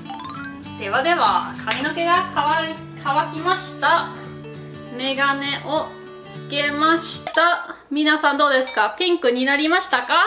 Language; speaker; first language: Japanese; non-native, fluent; German